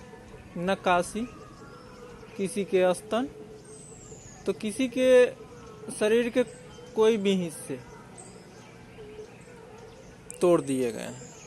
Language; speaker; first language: Hindi; native; Hindi